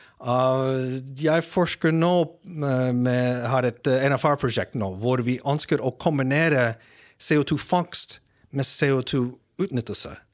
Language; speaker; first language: Norwegian; non-native, fluent; English